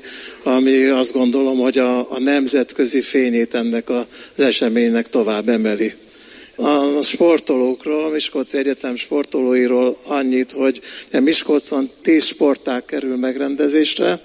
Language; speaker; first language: Hungarian; native; Hungarian